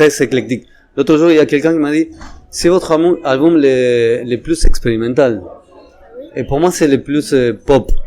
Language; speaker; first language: French; non-native, fluent; Spanish